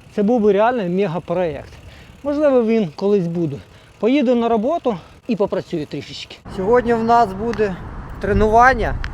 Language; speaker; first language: Ukrainian; native; Ukrainian